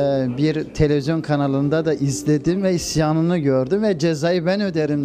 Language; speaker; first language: Turkish; native; Turkish